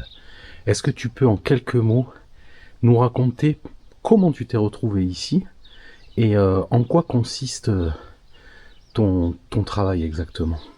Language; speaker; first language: French; native; French